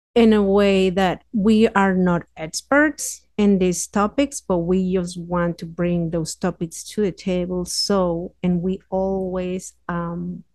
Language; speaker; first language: English; non-native, fluent; Spanish